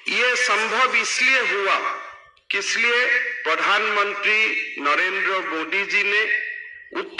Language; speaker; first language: Hindi; non-native, local second language; Assamese